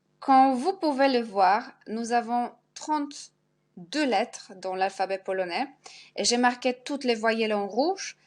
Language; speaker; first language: French; non-native, fluent; Polish